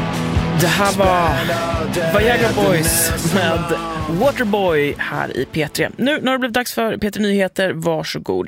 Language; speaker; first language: Swedish; native; Swedish